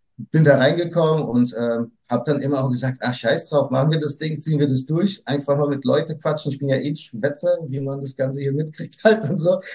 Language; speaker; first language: German; early bilingual, other home language; Portuguese